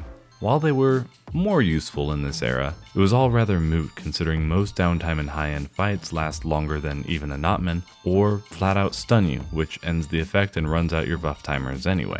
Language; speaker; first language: English; native; English